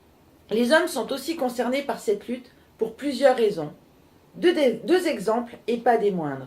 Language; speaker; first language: French; native; French